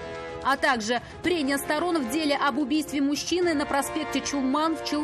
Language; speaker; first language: Russian; native; Russian